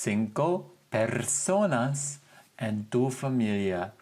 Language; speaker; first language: Spanish; non-native, fluent; English